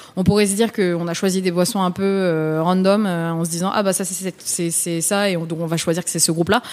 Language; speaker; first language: French; early bilingual, other home language; Vietnamese